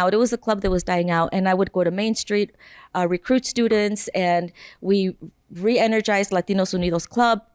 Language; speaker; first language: English; native; English